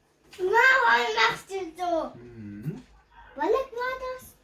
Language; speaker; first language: German; early bilingual, other home language; Mongolian